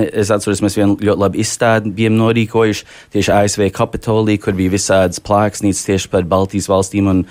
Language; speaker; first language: Latvian; early bilingual, heritage; Latvian